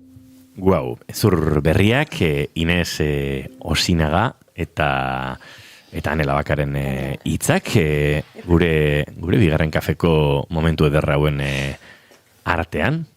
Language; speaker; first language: Basque; native; Basque